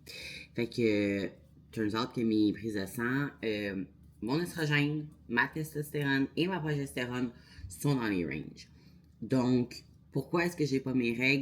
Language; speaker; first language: French; native; French